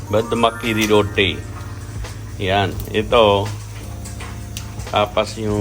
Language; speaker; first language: Filipino; non-native, learner; Punjabi